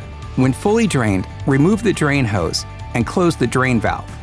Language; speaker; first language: English; native; English